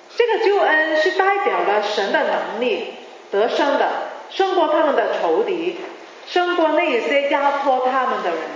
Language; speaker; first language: Chinese; non-native, local second language; Cantonese